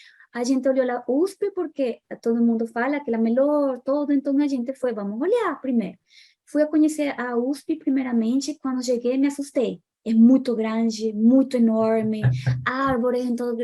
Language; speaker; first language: Portuguese; non-native, fluent; Spanish